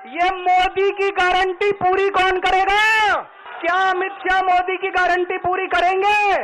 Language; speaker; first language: Hindi; native; Hindi